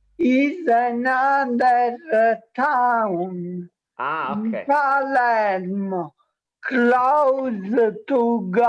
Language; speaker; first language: English; non-native, learner; Italian